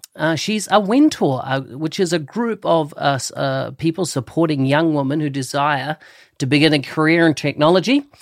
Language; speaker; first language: English; native; English